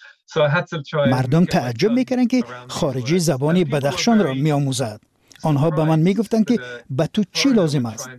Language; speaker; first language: Persian; non-native, fluent; English